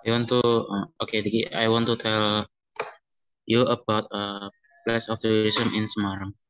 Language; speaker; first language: English; non-native, learner; Indonesian